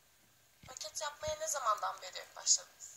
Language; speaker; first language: Turkish; native; Turkish